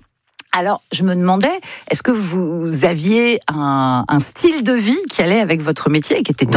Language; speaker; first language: French; native; French